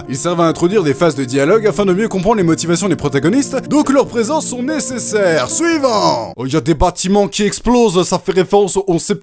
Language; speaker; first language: French; native; French